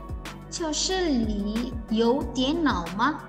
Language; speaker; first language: Chinese; non-native, fluent; Indonesian